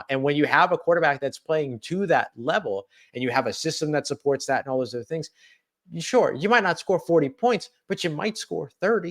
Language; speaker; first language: English; native; English